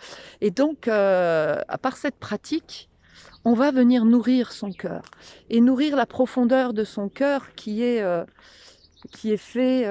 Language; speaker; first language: French; native; French